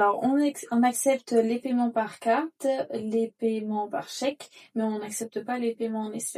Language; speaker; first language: French; native; French